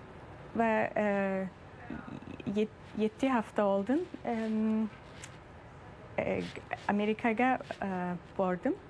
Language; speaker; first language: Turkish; early bilingual, heritage; German